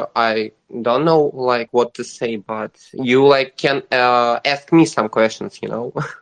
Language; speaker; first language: English; non-native, learner; Russian